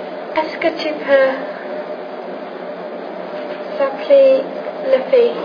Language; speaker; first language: French; non-native, learner; English